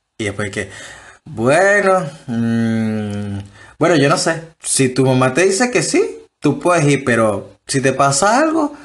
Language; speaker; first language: Spanish; native; Spanish